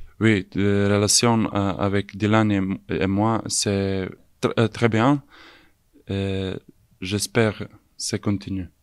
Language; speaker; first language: French; non-native, learner; Serbian